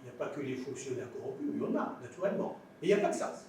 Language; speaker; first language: French; non-native, local second language; Arabic